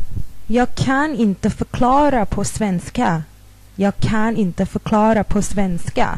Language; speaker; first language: Swedish; non-native, fluent; Thai